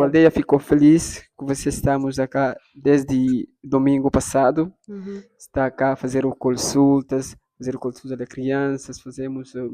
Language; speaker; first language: Portuguese; non-native, local second language; Fula